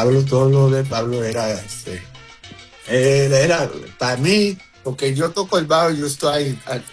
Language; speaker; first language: Spanish; early bilingual, heritage; Spanish